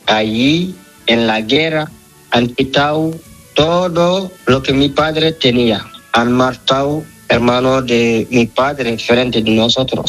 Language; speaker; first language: Spanish; non-native, learner; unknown